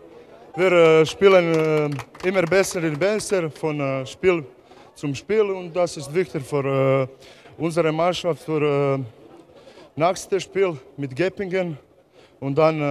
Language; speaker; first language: German; non-native, learner; Croatian